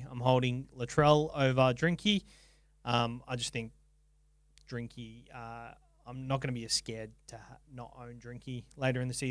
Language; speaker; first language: English; native; English